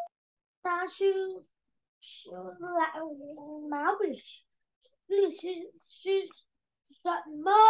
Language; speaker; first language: Chinese; non-native, learner; Vietnamese